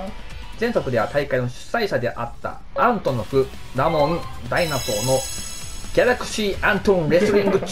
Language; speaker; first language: Japanese; native; Japanese